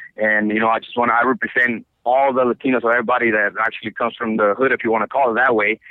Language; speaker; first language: English; non-native, fluent; Spanish